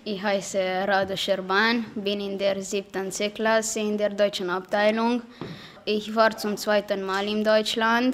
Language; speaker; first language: German; non-native, fluent; Romanian